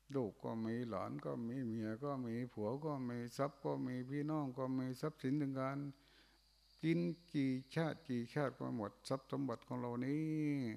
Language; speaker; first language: Thai; non-native, local second language; Northeastern Thai